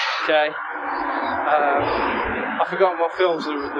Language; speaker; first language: English; native; English